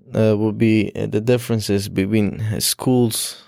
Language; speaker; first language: English; non-native, learner; Persian